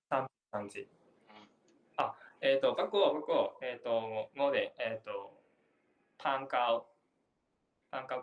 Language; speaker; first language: Chinese; non-native, learner; Japanese